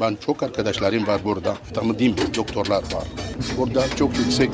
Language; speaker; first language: Turkish; non-native, learner; Arabic